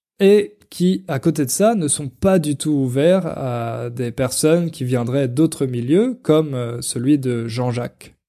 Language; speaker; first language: French; native; French